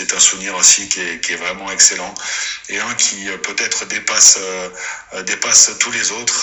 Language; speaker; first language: French; native; French